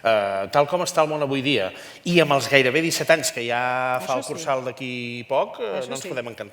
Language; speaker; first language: Catalan; native; Catalan